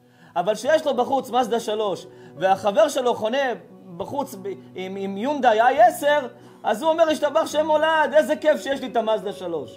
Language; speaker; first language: Hebrew; native; Hebrew